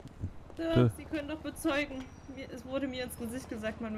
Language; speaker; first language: German; native; German